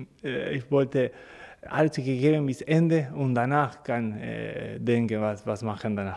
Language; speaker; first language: German; non-native, learner; Spanish